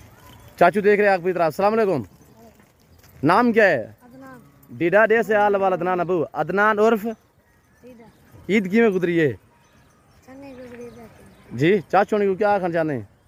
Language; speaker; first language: Hindi; non-native, local second language; Saraiki